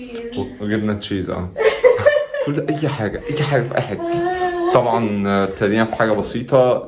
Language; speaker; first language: Arabic; native; Arabic